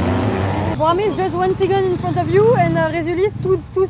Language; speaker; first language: English; non-native, fluent; French